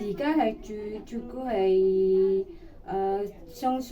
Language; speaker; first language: Cantonese; non-native, fluent; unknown